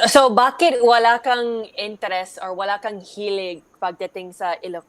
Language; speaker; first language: Filipino; early bilingual, heritage; English